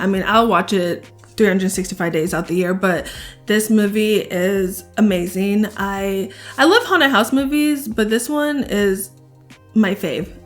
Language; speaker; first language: English; native; English